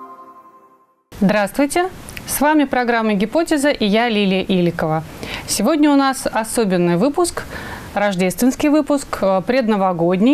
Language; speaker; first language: Russian; native; Russian